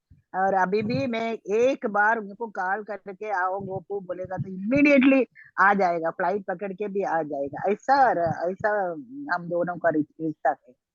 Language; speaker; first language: Hindi; non-native, local second language; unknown